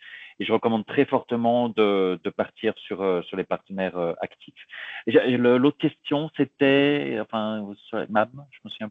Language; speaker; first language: French; native; French